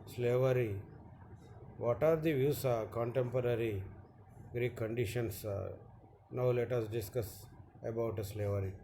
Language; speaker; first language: English; non-native, local second language; Telugu